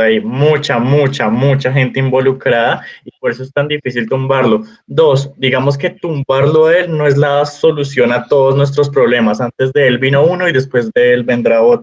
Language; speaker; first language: Spanish; native; Spanish